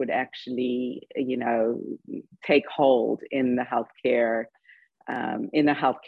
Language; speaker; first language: English; native; English